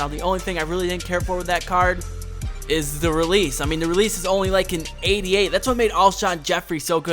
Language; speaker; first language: English; native; English